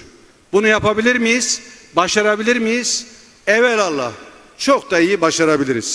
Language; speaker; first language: Turkish; native; Turkish